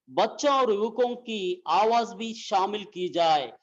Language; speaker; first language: Hindi; non-native, local second language; Telugu